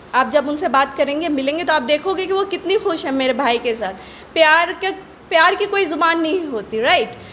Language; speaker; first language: Hindi; native; Hindi